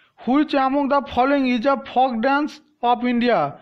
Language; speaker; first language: English; non-native, local second language; Bangla